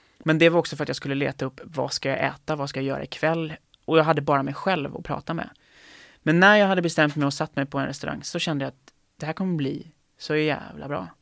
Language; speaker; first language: Swedish; native; Swedish